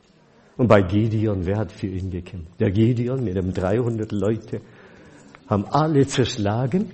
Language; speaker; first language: German; non-native, fluent; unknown